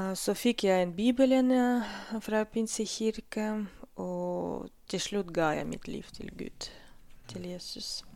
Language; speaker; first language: Norwegian; non-native, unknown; Russian